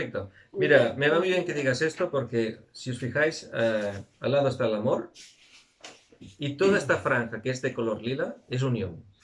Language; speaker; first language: Catalan; native; Catalan